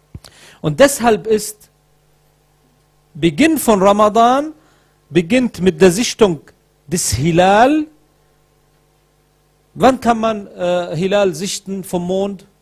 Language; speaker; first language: German; non-native, fluent; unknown